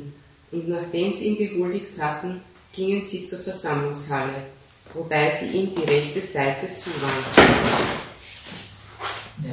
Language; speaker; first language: German; native; German